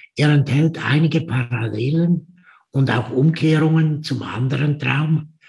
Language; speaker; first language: German; native; German